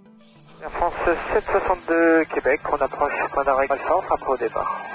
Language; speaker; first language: French; native; French